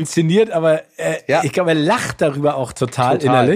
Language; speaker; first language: German; native; German